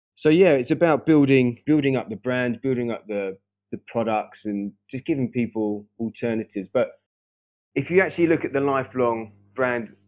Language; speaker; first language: English; native; English